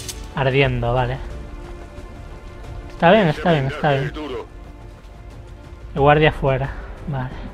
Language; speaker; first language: Spanish; native; Spanish